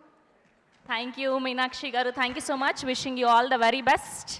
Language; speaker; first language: Telugu; native; Telugu